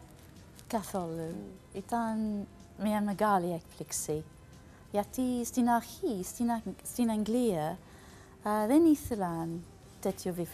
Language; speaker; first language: Greek; non-native, learner; English